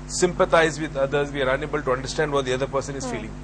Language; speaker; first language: English; non-native, local second language; Urdu